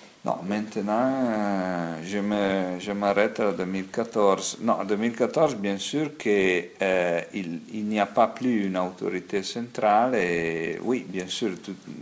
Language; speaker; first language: French; non-native, fluent; Italian